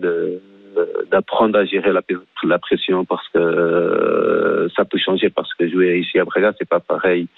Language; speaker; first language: French; non-native, fluent; Portuguese